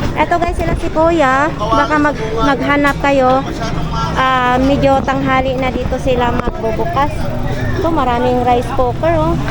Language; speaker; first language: Filipino; non-native, local second language; Cebuano